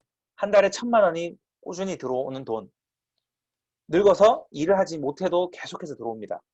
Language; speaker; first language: Korean; native; Korean